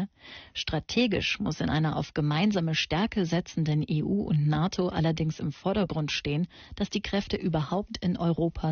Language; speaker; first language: German; native; German